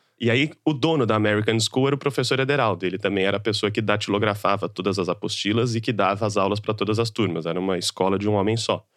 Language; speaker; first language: Portuguese; native; Portuguese